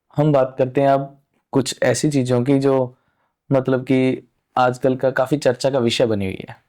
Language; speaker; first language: Hindi; non-native, local second language; Punjabi